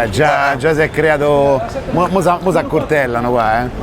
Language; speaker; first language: Italian; native; Italian